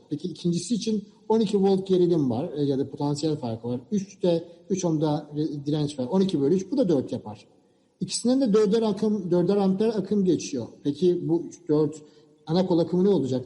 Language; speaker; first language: Turkish; native; Turkish